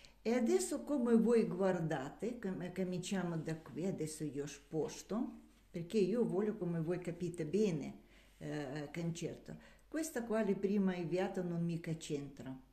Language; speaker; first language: Italian; non-native, learner; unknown